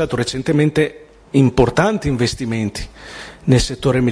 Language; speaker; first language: Italian; native; Italian